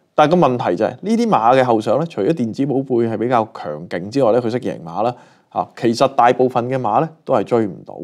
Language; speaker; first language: Chinese; non-native, local second language; Cantonese